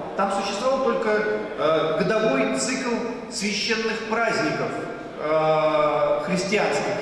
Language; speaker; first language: Russian; native; Russian